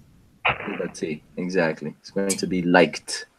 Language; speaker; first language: English; non-native, fluent; Spanish